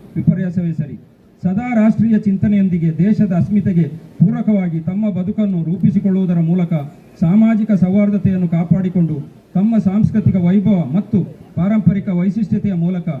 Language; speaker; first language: Kannada; non-native, local second language; Kodava